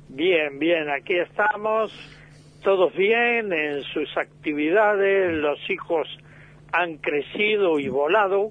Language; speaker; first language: Spanish; native; Spanish